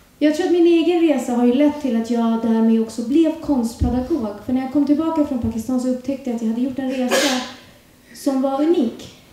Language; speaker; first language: Swedish; early bilingual, other home language; Urdu